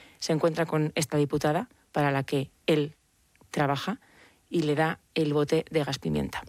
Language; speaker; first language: Spanish; native; Spanish